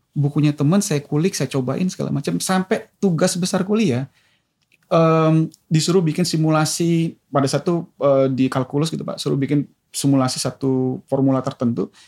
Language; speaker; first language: Indonesian; native; Indonesian